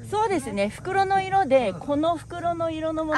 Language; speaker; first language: Japanese; native; Japanese